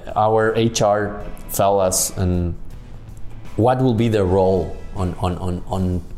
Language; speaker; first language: English; non-native, fluent; Spanish